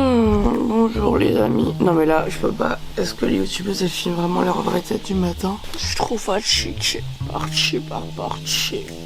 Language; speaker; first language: French; native; French